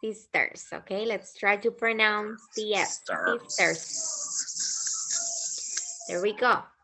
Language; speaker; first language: English; non-native, fluent; Spanish